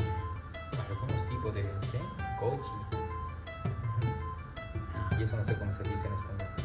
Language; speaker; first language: Spanish; non-native, fluent; Chinese